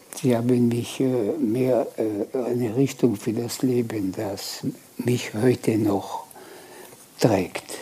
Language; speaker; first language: German; non-native, local second language; French